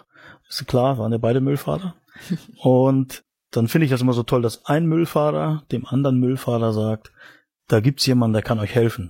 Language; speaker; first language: German; native; German